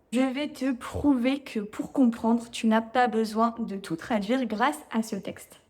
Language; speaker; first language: French; native; French